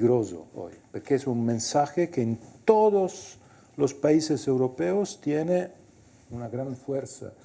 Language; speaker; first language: Spanish; non-native, fluent; Italian